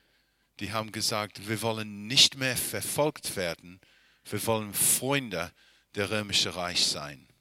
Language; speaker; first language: German; non-native, fluent; English